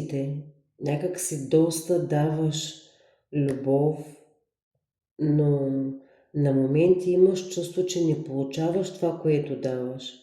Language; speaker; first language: Bulgarian; native; Bulgarian